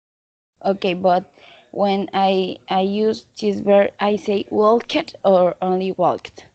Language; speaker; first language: English; non-native, learner; Spanish